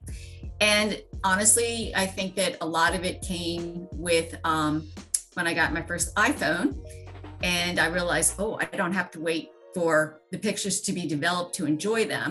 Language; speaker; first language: English; native; English